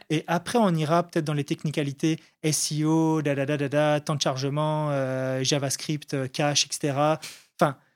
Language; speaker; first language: French; native; French